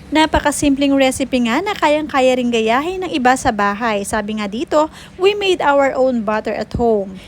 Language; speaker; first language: Filipino; native; Filipino